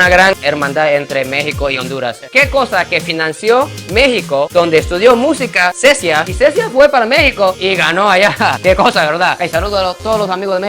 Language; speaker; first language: Spanish; non-native, fluent; English